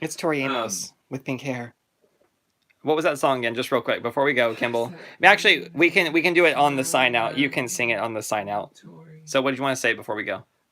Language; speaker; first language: English; native; English